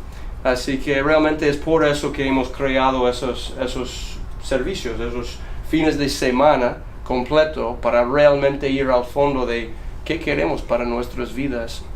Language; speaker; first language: Spanish; non-native, fluent; English